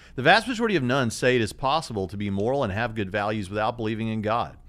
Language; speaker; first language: English; native; English